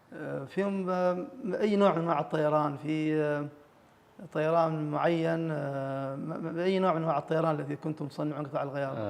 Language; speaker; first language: Arabic; native; Arabic